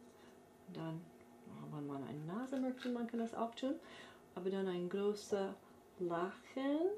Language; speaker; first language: German; non-native, fluent; English